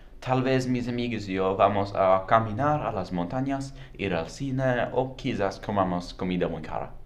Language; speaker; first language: Spanish; non-native, learner; Norwegian